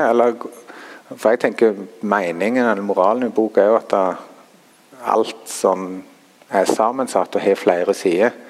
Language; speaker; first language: Norwegian; early bilingual, other home language; German